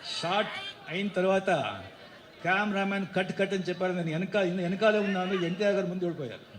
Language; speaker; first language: Telugu; non-native, fluent; Marathi